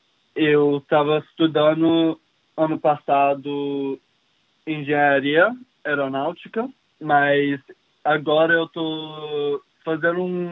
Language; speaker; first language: Portuguese; early bilingual, heritage; English